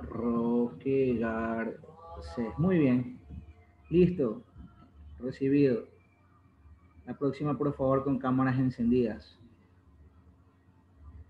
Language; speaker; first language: Spanish; native; Spanish